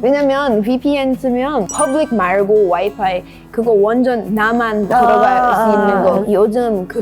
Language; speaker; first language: Korean; non-native, learner; English